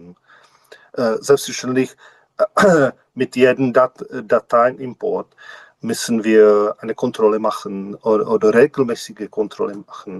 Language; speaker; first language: German; non-native, learner; Czech